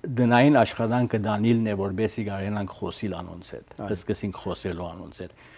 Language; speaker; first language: Armenian; early bilingual, heritage; Armenian